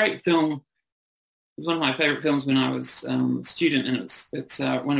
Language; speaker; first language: English; native; English